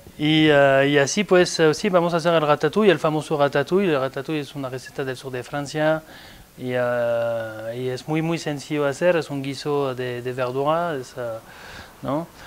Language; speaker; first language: Spanish; non-native, fluent; French